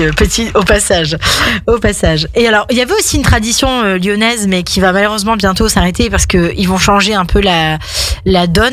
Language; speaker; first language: French; native; French